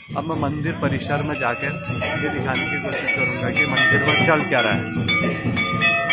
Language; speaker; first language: Hindi; native; Hindi